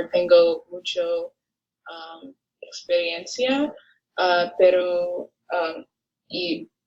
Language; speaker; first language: Spanish; non-native, learner; English